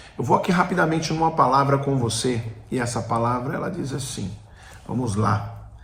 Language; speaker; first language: Portuguese; native; Portuguese